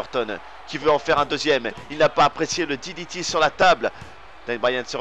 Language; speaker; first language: French; native; French